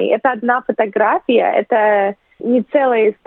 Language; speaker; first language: Russian; early bilingual, other home language; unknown